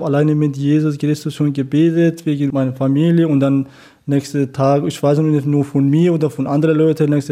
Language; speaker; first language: German; non-native, learner; Kurdish